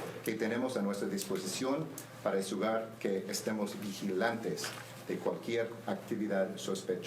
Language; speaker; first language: Spanish; non-native, learner; English